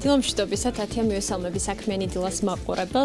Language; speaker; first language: Georgian; native; Georgian